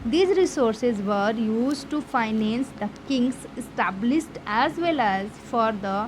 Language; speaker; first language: English; non-native, local second language; Hindi